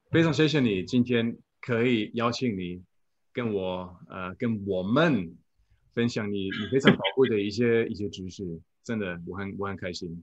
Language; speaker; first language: Chinese; non-native, fluent; German